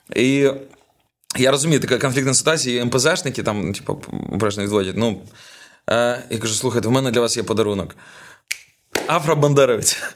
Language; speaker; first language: Ukrainian; non-native, local second language; Russian